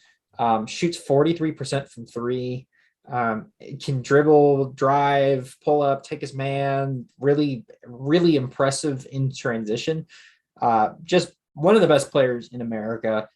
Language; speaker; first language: English; native; English